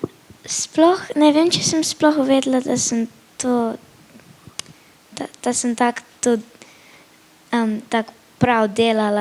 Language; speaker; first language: Slovenian; early bilingual, heritage; Slovenian